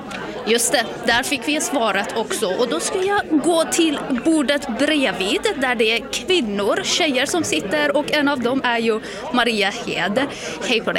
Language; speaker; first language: Swedish; native; Swedish